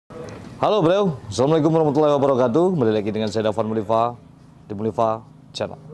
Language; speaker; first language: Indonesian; non-native, local second language; Minangkabau